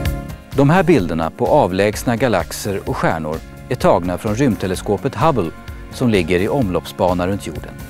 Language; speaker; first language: Swedish; native; Swedish